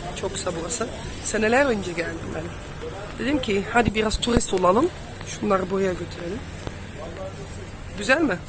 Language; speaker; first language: Turkish; non-native, fluent; Dutch